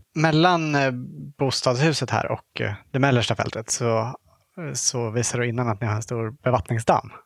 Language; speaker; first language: Swedish; native; Swedish